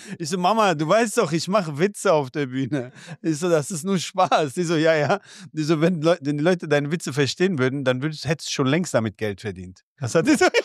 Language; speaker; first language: German; early bilingual, other home language; Persian